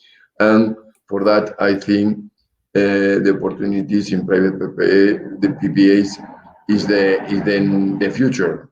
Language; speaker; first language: English; non-native, learner; Spanish